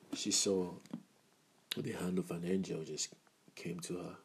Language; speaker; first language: English; non-native, local second language; Igbo